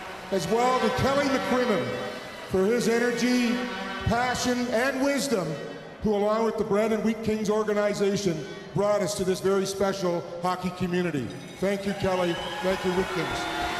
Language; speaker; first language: English; native; English